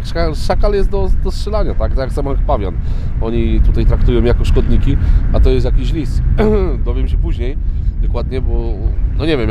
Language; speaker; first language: Polish; native; Polish